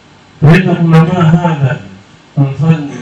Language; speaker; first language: Arabic; non-native, fluent; Indonesian